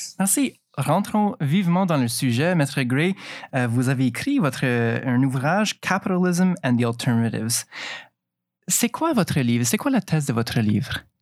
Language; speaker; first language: French; native; French